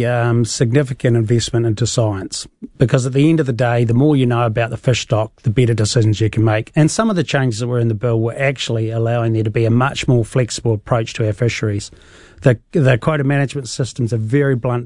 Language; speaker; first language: English; native; English